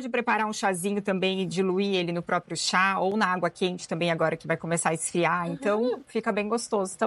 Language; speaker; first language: Portuguese; native; Portuguese